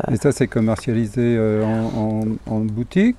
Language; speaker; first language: French; native; French